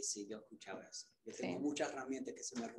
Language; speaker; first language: Spanish; early bilingual, other home language; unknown